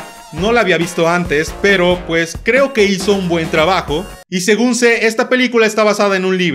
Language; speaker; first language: Spanish; native; Spanish